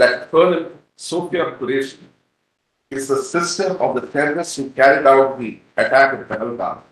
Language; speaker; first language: English; non-native, local second language; Hindi